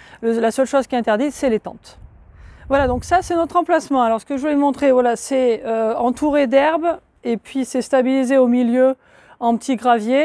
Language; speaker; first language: French; native; French